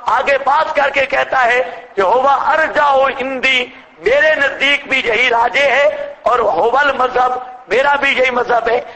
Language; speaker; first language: Urdu; non-native, local second language; Punjabi